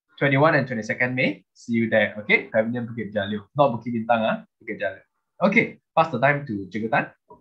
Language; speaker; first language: English; non-native, local second language; Chinese